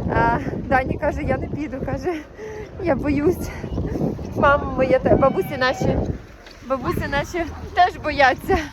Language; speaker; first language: Ukrainian; native; Ukrainian